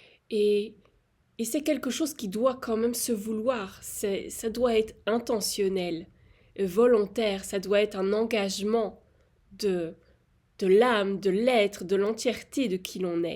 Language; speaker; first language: French; native; French